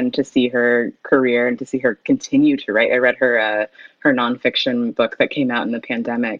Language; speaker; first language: English; native; English